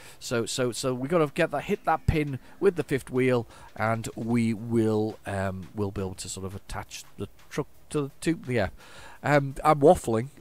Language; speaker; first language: English; native; English